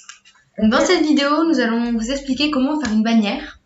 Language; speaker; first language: French; native; French